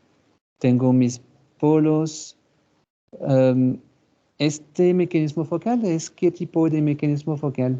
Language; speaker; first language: Spanish; non-native, fluent; French